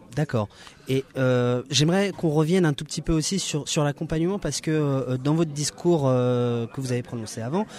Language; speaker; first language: French; native; French